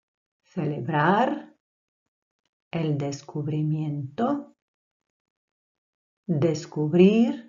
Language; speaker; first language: Spanish; non-native, fluent; Croatian